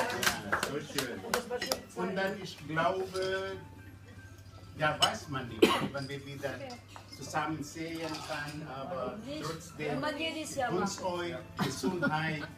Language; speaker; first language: German; non-native, learner; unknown